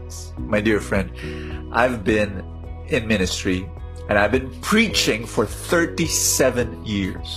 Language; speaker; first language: English; non-native, local second language; Filipino